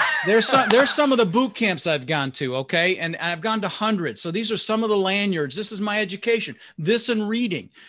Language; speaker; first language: English; early bilingual, other home language; Dutch